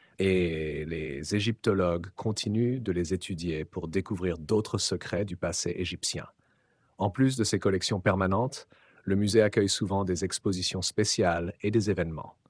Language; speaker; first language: French; non-native, fluent; Arabic